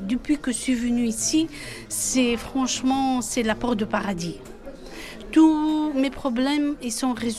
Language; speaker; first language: French; non-native, fluent; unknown